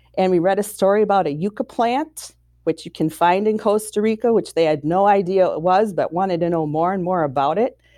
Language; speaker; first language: English; native; English